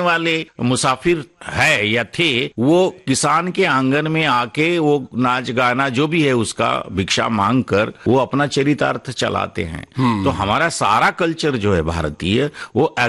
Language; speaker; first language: Hindi; non-native, local second language; Marathi